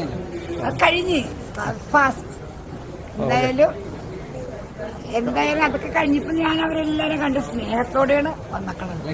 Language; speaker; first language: Malayalam; native; Malayalam